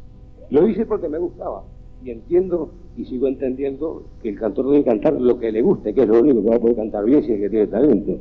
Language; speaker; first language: Spanish; native; Spanish